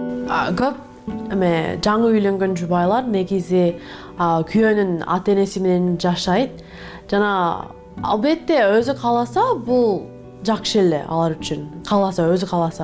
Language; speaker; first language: Kyrgyz; non-native, learner; English